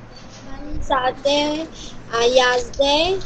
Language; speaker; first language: Persian; non-native, learner; Urdu